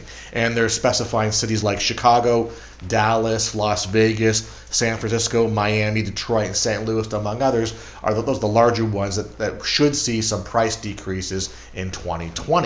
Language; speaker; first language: English; native; English